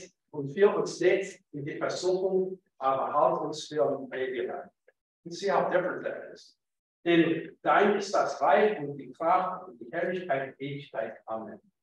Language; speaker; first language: German; non-native, fluent; English